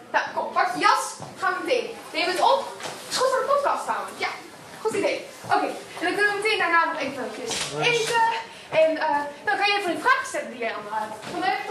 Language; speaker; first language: Dutch; native; Dutch